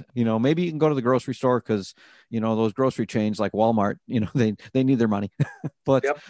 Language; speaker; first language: English; native; English